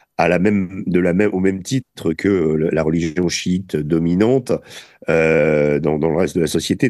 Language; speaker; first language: French; native; French